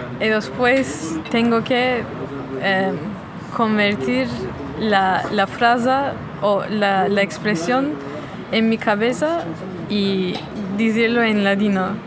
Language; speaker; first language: Spanish; non-native, fluent; Turkish